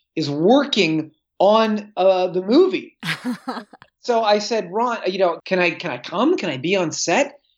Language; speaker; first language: English; native; English